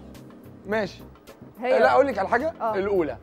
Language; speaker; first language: Arabic; native; Arabic